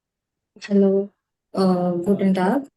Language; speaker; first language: German; non-native, learner; Tamil